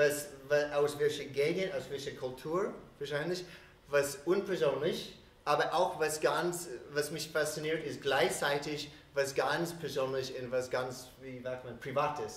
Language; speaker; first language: German; non-native, fluent; English